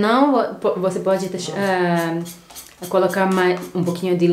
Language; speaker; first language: Portuguese; non-native, learner; Bosnian